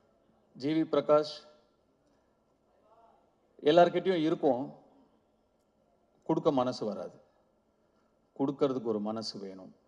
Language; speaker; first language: Tamil; native; Tamil